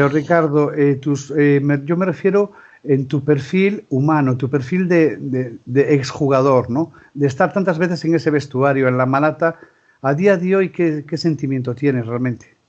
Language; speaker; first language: Spanish; non-native, local second language; Galician